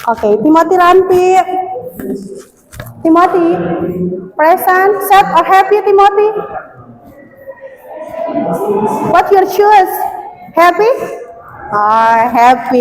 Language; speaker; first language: English; non-native, learner; Indonesian